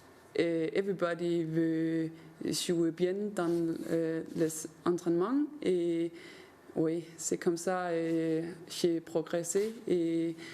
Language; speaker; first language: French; non-native, learner; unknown